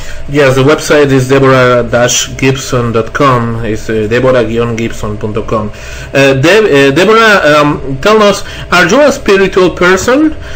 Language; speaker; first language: English; non-native, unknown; Spanish